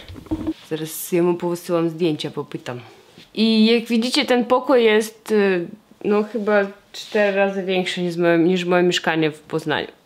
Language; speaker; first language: Polish; non-native, fluent; Russian